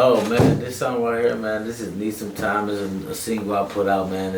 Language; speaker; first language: English; native; English